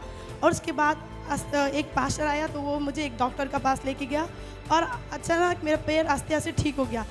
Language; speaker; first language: Hindi; non-native, local second language; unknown